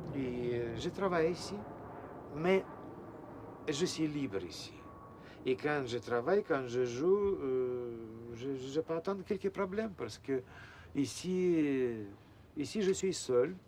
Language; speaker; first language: French; non-native, learner; Russian